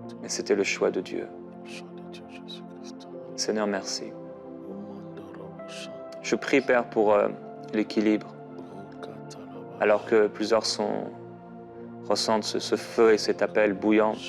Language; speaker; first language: French; native; French